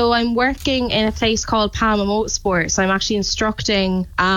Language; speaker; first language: English; native; English